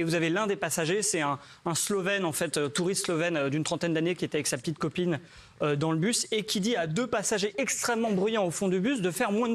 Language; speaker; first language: French; native; French